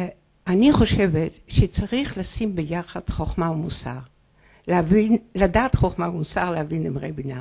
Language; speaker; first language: Hebrew; non-native, fluent; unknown